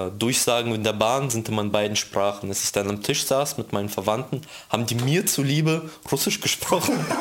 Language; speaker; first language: German; early bilingual, other home language; Russian